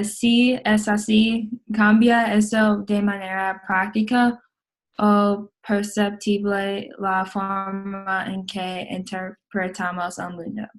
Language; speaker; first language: Spanish; non-native, learner; English